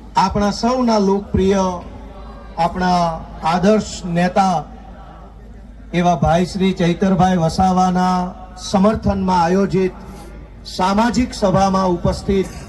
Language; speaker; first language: Gujarati; native; Gujarati